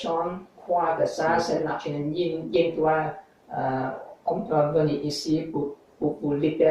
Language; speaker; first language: French; non-native, learner; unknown